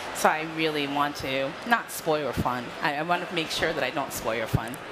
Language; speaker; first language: English; non-native, fluent; Japanese